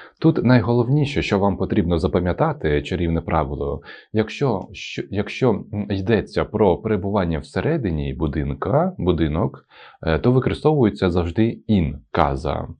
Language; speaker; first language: Ukrainian; non-native, local second language; Russian